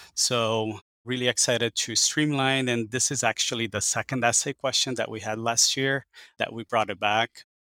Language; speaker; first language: English; early bilingual, other home language; Portuguese